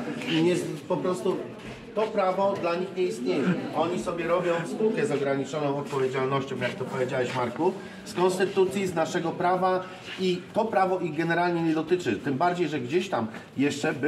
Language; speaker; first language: Polish; native; Polish